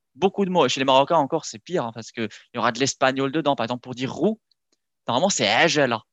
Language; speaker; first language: French; non-native, local second language; Arabic